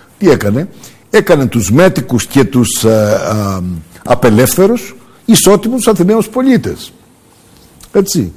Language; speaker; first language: Greek; early bilingual, heritage; Greek